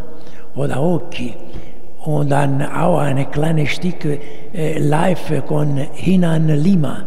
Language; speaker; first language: German; non-native, learner; Italian